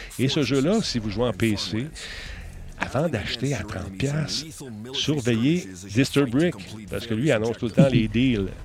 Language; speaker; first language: French; native; French